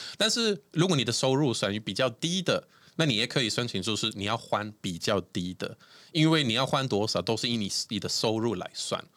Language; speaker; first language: Chinese; non-native, fluent; Swedish